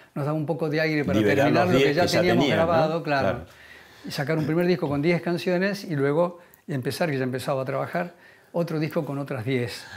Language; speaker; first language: Spanish; native; Spanish